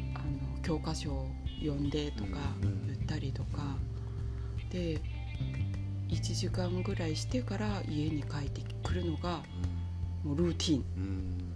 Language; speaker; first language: Japanese; non-native, fluent; Chinese